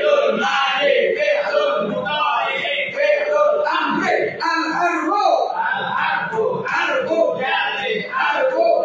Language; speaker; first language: Arabic; non-native, learner; Indonesian